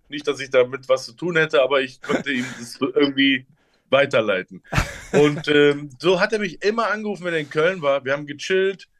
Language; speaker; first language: German; early bilingual, other home language; Turkish